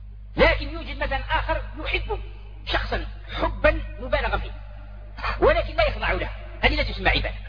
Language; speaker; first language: Arabic; native; Arabic